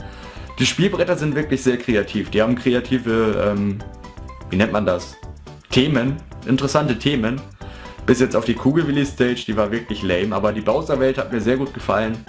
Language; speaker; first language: German; native; German